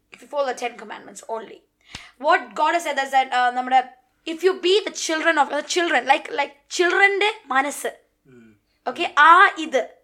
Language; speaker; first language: English; non-native, local second language; Malayalam